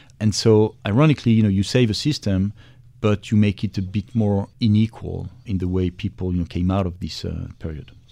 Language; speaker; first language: English; non-native, fluent; French